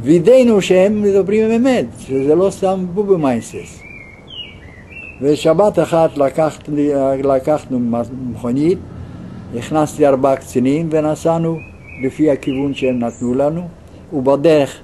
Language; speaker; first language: Hebrew; non-native, fluent; Yiddish